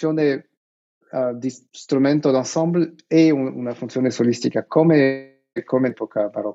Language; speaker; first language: Italian; non-native, fluent; Russian